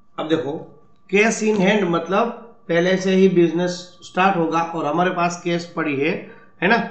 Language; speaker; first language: Hindi; non-native, local second language; Gujarati